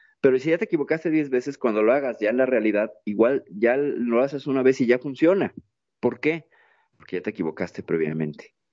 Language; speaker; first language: Spanish; native; Spanish